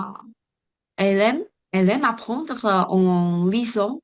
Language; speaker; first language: French; non-native, fluent; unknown